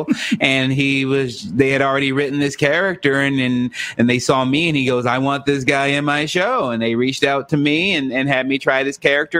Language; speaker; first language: English; native; English